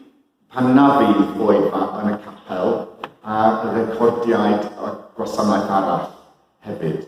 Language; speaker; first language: Welsh; non-native, fluent; English